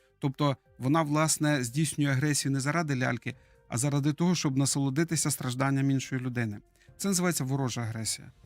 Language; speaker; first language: Ukrainian; native; Ukrainian